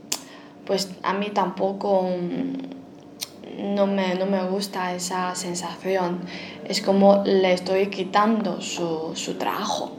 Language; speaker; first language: Spanish; non-native, fluent; Chinese